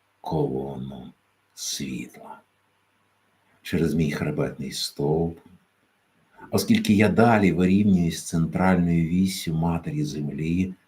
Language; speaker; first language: Ukrainian; native; Ukrainian